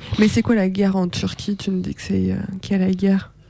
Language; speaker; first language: French; native; French